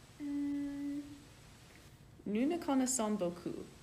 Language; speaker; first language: French; non-native, learner; English